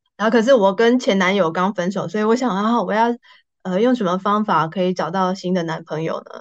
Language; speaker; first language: Chinese; native; Chinese